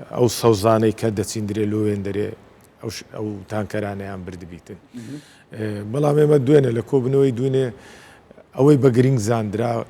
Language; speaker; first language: Central Kurdish; native; Central Kurdish